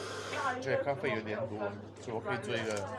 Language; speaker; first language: Chinese; non-native, fluent; Italian